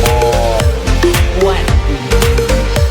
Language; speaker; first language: English; non-native, local second language; Malay